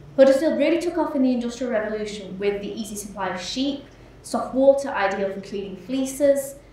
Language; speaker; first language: English; native; English